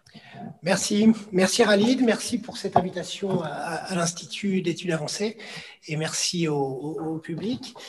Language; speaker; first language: French; native; French